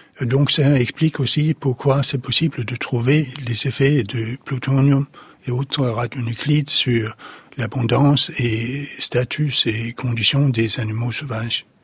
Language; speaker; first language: French; non-native, fluent; Danish